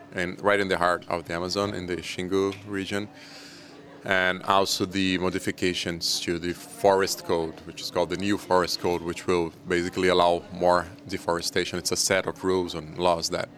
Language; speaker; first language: English; non-native, fluent; Portuguese